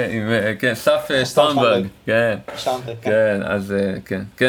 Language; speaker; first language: Hebrew; native; Hebrew